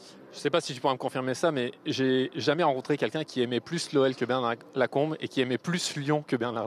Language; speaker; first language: French; native; French